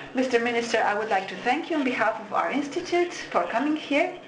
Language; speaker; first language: English; non-native, fluent; Slovenian